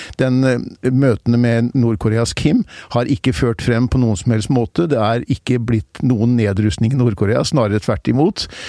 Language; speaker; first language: Norwegian; native; Norwegian